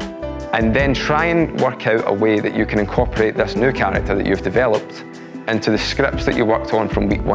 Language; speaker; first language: English; native; English